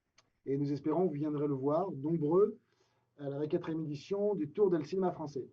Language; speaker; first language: French; native; French